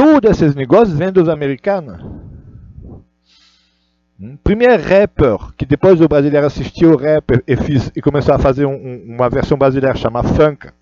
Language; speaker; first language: Portuguese; non-native, learner; Russian